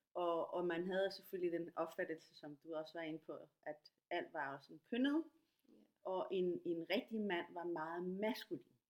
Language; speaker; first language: Danish; non-native, fluent; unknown